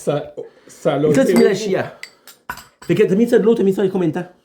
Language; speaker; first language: French; native; French